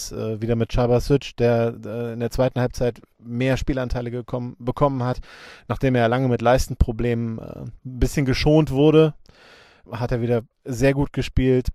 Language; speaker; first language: German; native; German